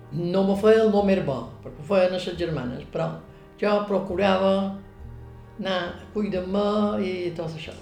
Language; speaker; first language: Catalan; native; Catalan